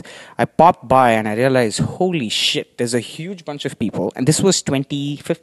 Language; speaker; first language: English; non-native, local second language; Tamil